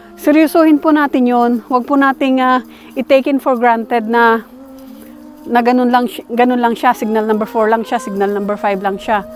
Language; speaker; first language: Filipino; non-native, local second language; Bikol